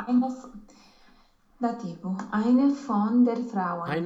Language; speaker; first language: German; non-native, learner; Romanian